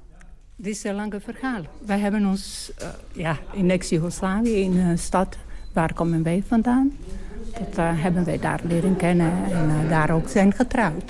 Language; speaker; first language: Dutch; non-native, learner; Bosnian